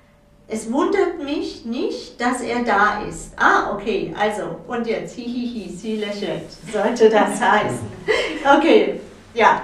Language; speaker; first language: German; native; German